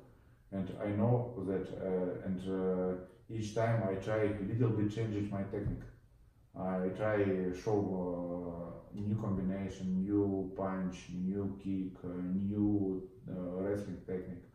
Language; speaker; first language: English; non-native, learner; Russian